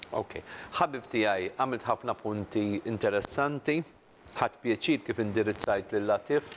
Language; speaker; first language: Maltese; native; Maltese